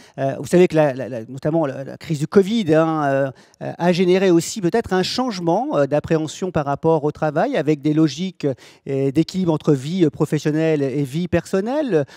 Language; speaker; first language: French; native; French